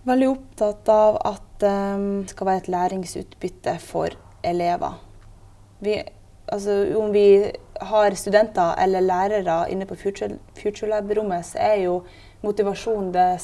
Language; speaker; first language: Norwegian; native; Norwegian